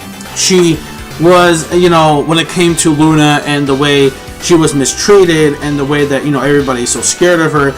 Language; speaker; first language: English; native; English